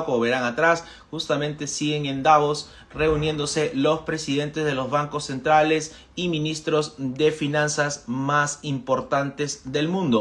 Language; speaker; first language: Spanish; native; Spanish